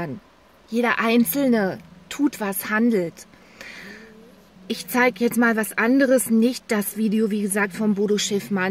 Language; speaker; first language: German; native; German